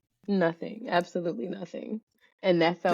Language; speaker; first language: English; native; English